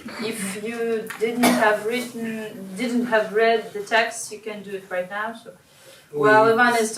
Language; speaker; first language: English; non-native, learner; Russian